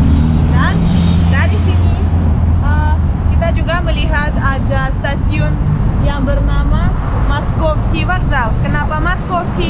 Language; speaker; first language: Indonesian; non-native, fluent; Russian